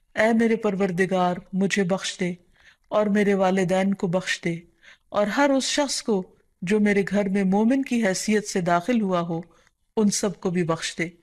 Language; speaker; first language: Urdu; native; Urdu